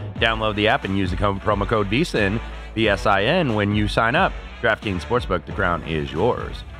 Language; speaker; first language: English; native; English